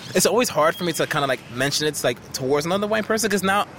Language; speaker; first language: English; early bilingual, other home language; Haitian Creole